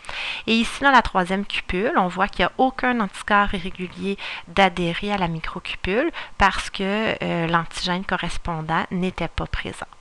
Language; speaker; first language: French; native; French